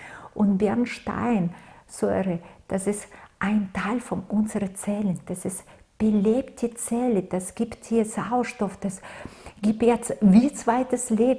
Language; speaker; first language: German; non-native, fluent; Russian